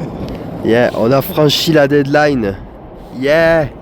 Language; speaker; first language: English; non-native, learner; French